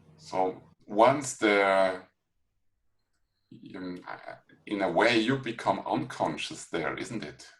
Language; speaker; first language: English; non-native, fluent; German